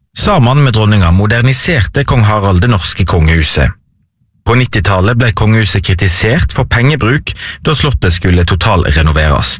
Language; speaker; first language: Norwegian; native; Norwegian